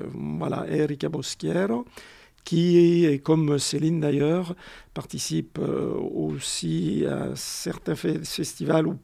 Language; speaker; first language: French; native; French